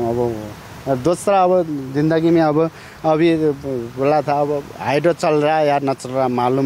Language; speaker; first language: Hindi; non-native, learner; Nepali